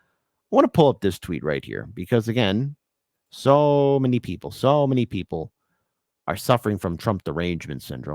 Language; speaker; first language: English; native; English